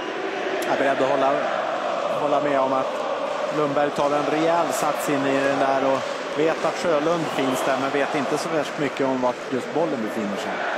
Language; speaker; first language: Swedish; native; Swedish